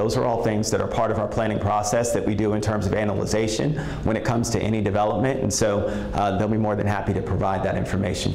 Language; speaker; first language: English; native; English